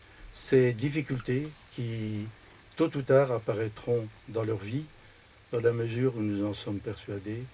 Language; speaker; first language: French; native; French